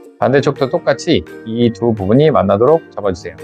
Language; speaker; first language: Korean; native; Korean